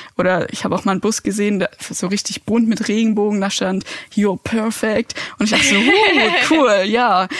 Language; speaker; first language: German; native; German